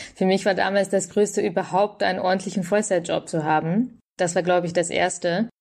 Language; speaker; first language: German; early bilingual, other home language; Russian